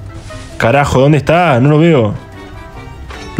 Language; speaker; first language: Spanish; native; Spanish